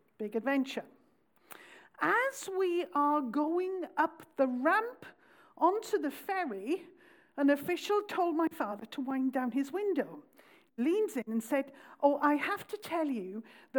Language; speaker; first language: English; native; English